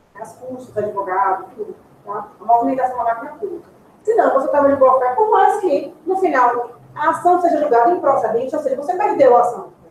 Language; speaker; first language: Portuguese; native; Portuguese